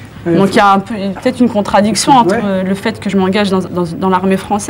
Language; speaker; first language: French; early bilingual, other home language; Arabic